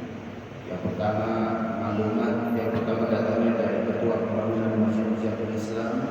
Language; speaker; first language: Indonesian; native; Indonesian